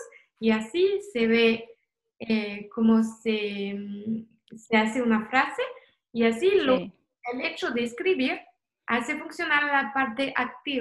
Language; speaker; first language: Spanish; non-native, fluent; French